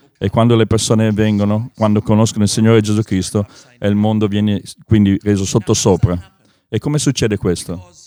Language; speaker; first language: Italian; non-native, fluent; English